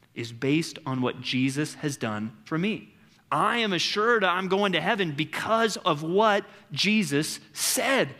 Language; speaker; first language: English; native; English